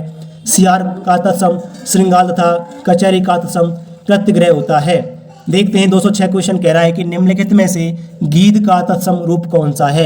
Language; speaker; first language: Hindi; native; Hindi